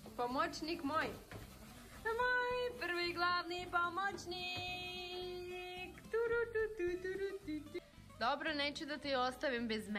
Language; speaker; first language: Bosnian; non-native, learner; Russian